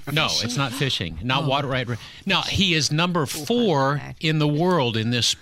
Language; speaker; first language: English; native; English